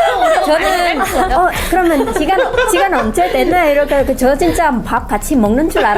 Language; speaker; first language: Korean; non-native, learner; Khmer